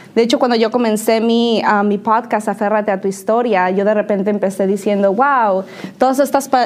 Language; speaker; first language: Spanish; native; Spanish